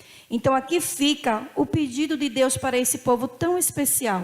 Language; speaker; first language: Portuguese; native; Portuguese